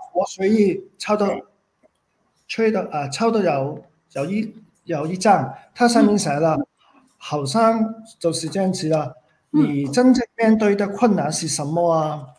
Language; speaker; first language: Chinese; non-native, fluent; Cantonese